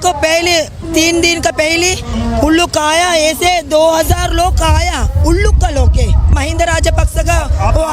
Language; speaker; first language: Hindi; non-native, learner; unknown